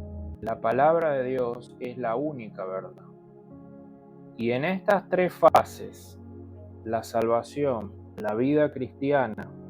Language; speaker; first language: Spanish; native; Spanish